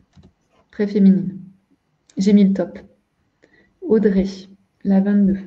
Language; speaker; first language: French; native; French